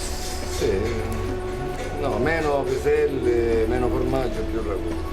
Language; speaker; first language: Italian; native; Italian